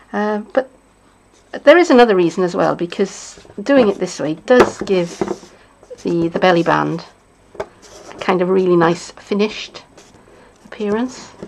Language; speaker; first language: English; native; English